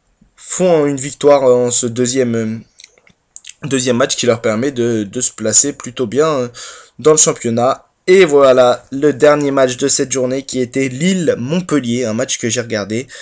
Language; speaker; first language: French; native; French